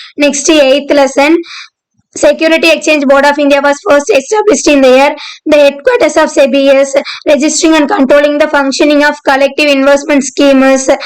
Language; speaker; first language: English; non-native, local second language; Tamil